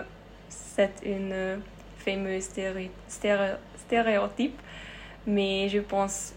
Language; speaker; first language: French; non-native, learner; Hungarian